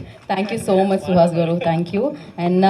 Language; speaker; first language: Telugu; native; Telugu